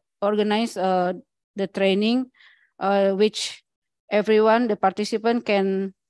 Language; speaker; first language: English; non-native, learner; Indonesian